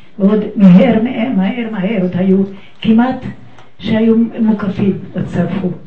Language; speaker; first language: Hebrew; non-native, fluent; Yiddish